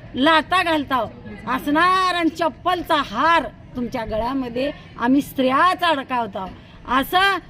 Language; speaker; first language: Marathi; native; Marathi